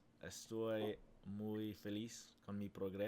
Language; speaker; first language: Spanish; non-native, learner; English